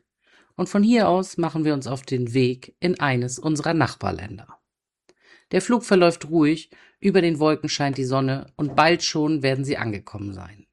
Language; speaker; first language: German; native; German